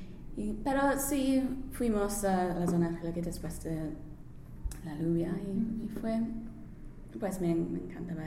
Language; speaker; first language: Spanish; non-native, learner; English